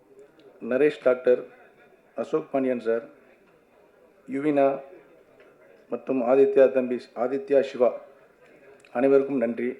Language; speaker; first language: Tamil; native; Tamil